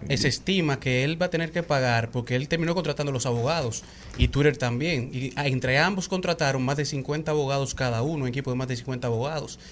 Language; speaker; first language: Spanish; native; Spanish